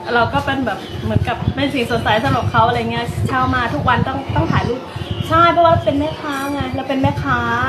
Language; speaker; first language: Thai; native; Thai